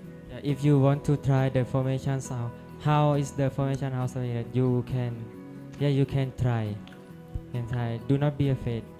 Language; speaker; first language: English; non-native, learner; Thai